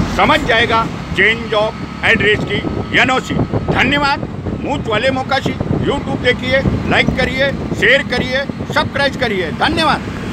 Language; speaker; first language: Hindi; non-native, local second language; Marathi